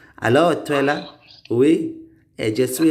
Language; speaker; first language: French; non-native, learner; Indonesian